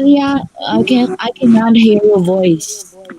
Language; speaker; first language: English; non-native, learner; Chinese